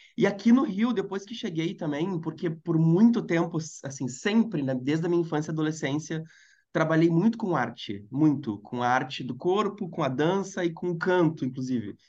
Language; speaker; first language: Portuguese; native; Portuguese